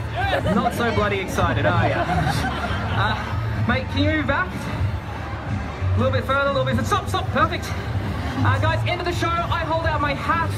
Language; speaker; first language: English; native; English